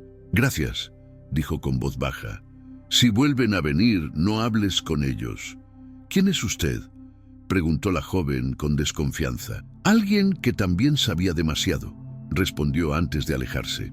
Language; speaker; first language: Spanish; native; Spanish